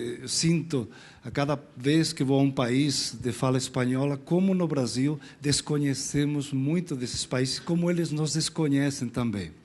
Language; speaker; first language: Portuguese; non-native, fluent; Spanish